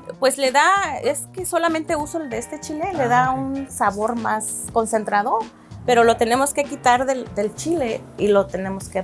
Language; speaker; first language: Spanish; native; Spanish